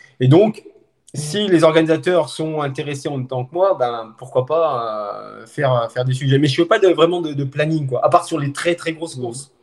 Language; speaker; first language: French; native; French